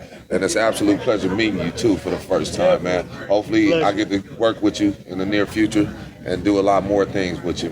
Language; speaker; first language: English; native; English